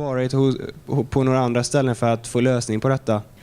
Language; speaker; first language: Swedish; native; Swedish